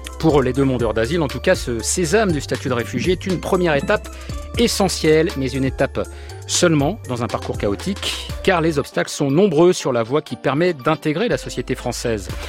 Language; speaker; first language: French; native; French